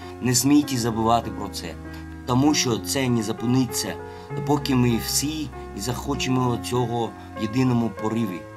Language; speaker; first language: Ukrainian; non-native, fluent; Russian